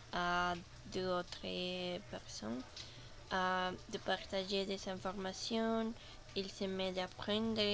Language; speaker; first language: French; non-native, learner; Spanish